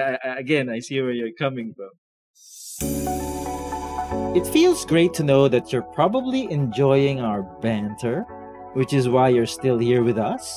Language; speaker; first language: English; non-native, local second language; Filipino